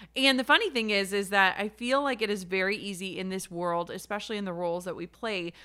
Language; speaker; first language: English; native; English